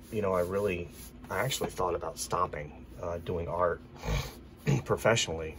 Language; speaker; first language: English; native; English